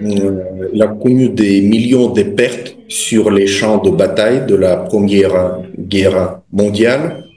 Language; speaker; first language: French; non-native, fluent; Russian